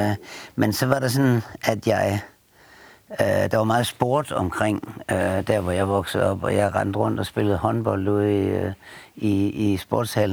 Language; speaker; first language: Danish; native; Danish